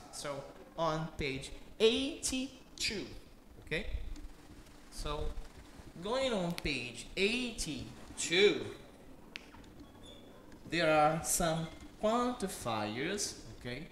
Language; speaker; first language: English; non-native, fluent; Portuguese